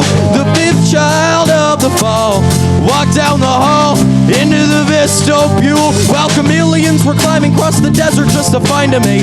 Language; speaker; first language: English; native; English